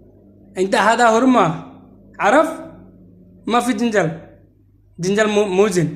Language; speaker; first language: Arabic; non-native, learner; Bangla